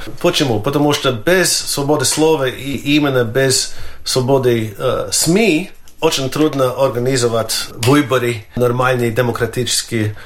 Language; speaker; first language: Russian; non-native, fluent; Latvian